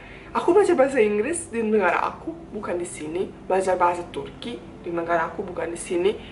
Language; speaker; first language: Indonesian; non-native, fluent; Bosnian